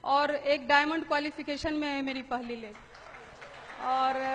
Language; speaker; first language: Hindi; native; Hindi